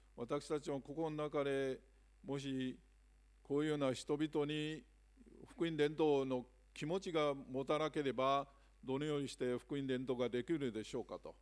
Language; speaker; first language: Japanese; non-native, fluent; Chinese